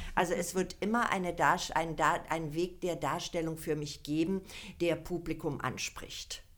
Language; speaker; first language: German; native; German